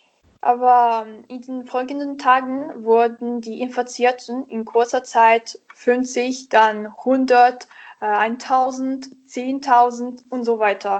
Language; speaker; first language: German; non-native, learner; Italian